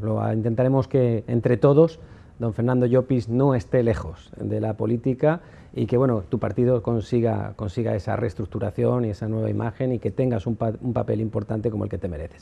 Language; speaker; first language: Spanish; native; Spanish